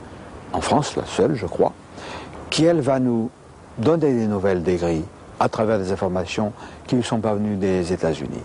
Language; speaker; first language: French; native; French